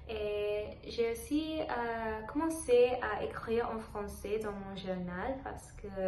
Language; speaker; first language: French; non-native, learner; Telugu